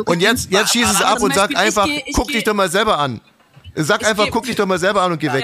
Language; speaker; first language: German; native; German